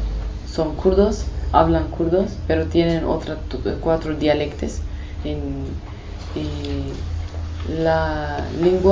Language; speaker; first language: Spanish; non-native, learner; Kurdish